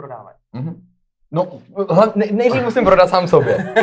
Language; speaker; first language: Czech; native; Czech